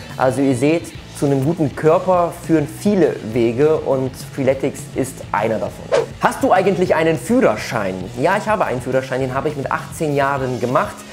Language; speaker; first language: German; early bilingual, other home language; Polish